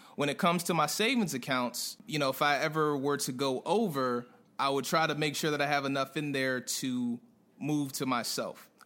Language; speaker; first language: English; native; English